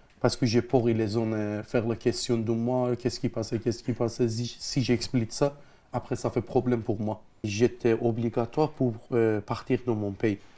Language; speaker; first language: French; non-native, learner; Persian